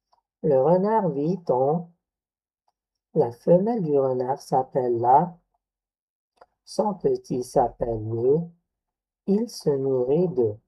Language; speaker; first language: French; non-native, local second language; Arabic